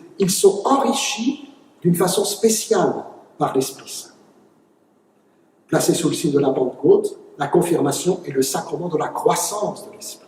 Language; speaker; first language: French; native; French